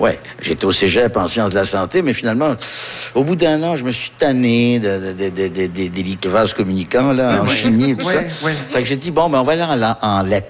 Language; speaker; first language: French; early bilingual, other home language; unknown